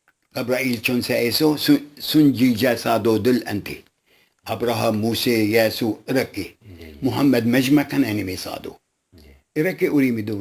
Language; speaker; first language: Korean; non-native, local second language; Arabic